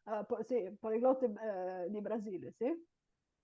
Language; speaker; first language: Italian; non-native, fluent; Bulgarian